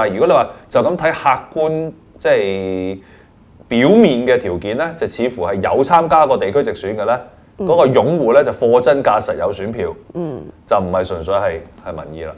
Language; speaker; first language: Cantonese; native; Cantonese